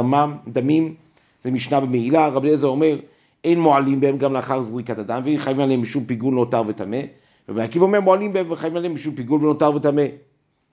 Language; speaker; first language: Hebrew; native; Hebrew